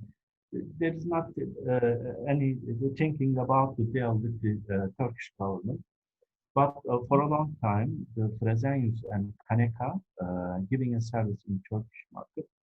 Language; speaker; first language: English; non-native, fluent; Turkish